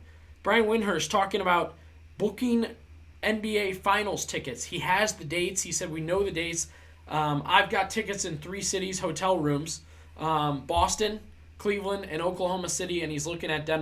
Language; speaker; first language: English; native; English